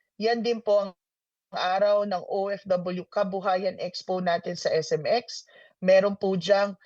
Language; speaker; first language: Filipino; native; Filipino